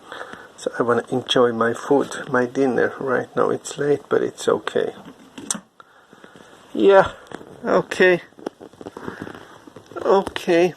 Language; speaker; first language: English; non-native, learner; Thai